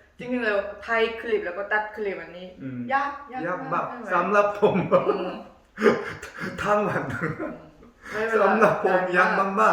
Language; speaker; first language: Thai; non-native, learner; Korean